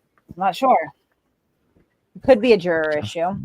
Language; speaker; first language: English; native; English